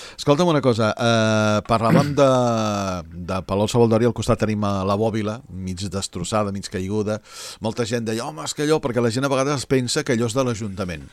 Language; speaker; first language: Catalan; native; Catalan